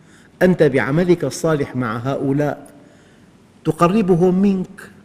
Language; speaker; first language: Arabic; native; Arabic